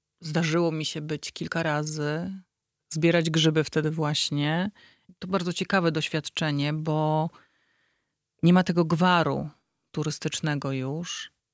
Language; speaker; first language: Polish; native; Polish